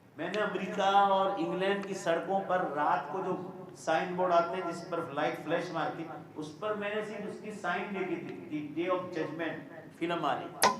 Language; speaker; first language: Urdu; non-native, local second language; Gujarati